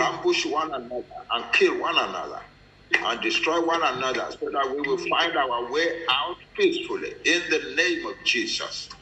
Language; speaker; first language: English; non-native, local second language; Yoruba